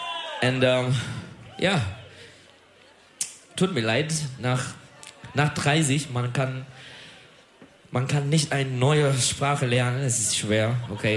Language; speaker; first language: German; non-native, learner; Turkish